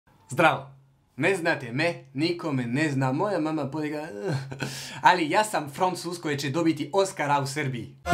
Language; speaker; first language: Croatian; non-native, learner; French